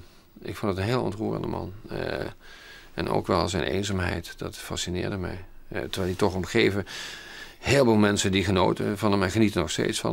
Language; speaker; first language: Dutch; native; Dutch